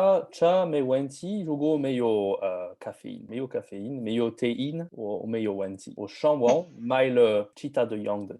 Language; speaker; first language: Chinese; non-native, learner; French